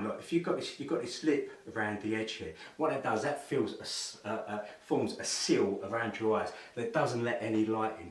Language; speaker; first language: English; native; English